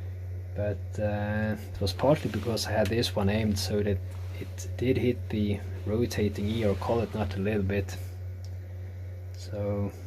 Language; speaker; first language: English; non-native, fluent; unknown